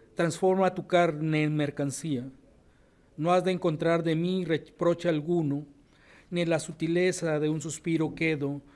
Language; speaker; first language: Spanish; native; Spanish